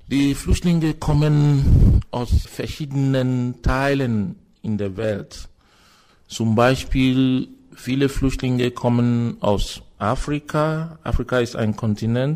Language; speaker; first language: German; non-native, fluent; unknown